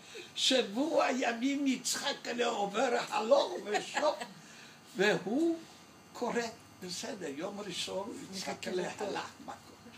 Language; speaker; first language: Hebrew; non-native, fluent; Yiddish